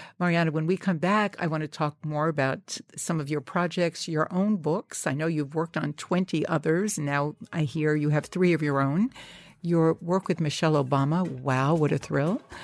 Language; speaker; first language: English; native; English